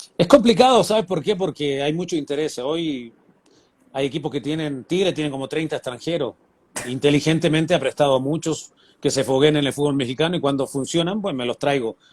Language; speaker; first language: Spanish; native; Spanish